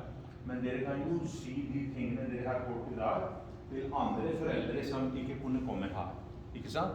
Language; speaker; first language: Norwegian; non-native, fluent; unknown